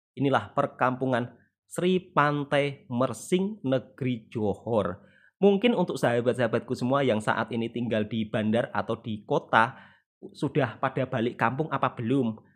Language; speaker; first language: Indonesian; native; Indonesian